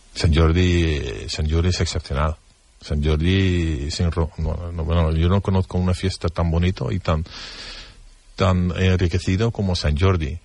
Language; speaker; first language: Spanish; non-native, fluent; Dutch